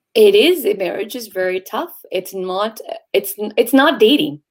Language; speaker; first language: English; native; English